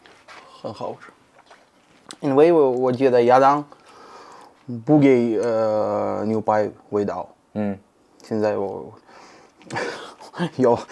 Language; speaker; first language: Chinese; non-native, learner; Russian